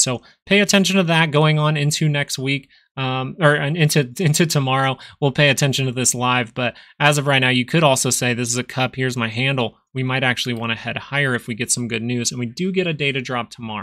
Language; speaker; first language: English; native; English